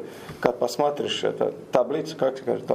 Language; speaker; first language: Russian; non-native, learner; Croatian